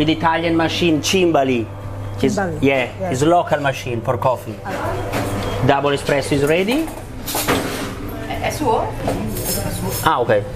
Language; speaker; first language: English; non-native, learner; Italian